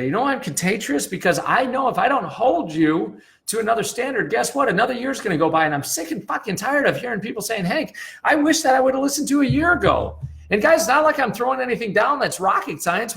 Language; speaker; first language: English; native; English